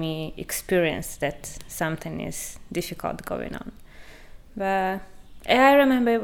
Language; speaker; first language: English; non-native, fluent; Ukrainian